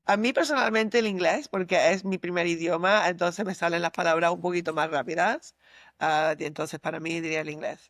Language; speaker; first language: Spanish; early bilingual, heritage; English